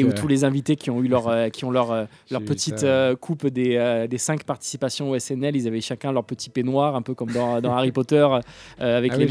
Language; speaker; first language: French; native; French